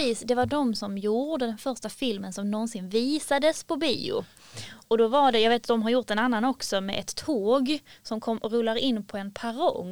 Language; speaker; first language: Swedish; native; Swedish